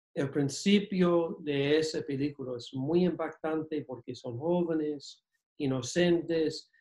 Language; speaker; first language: Spanish; non-native, fluent; English